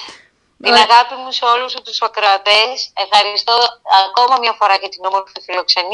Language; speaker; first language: Greek; native; Greek